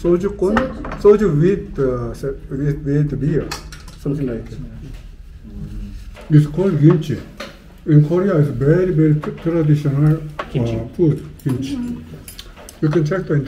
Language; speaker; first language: English; non-native, learner; Korean